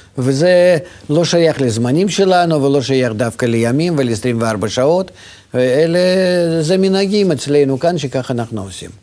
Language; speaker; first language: Hebrew; non-native, fluent; Russian